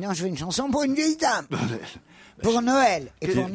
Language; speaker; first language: French; native; French